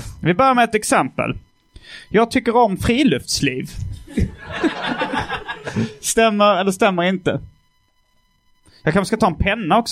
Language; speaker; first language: Swedish; native; Swedish